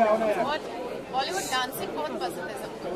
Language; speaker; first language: Hindi; non-native, local second language; French